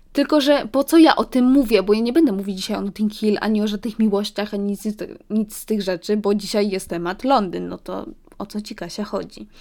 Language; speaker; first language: Polish; early bilingual, heritage; Polish